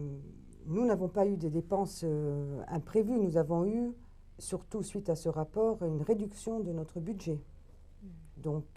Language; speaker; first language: French; native; French